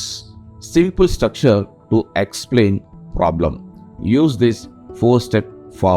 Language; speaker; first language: English; non-native, local second language; Telugu